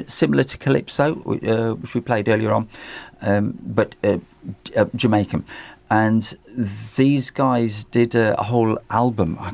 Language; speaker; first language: English; native; English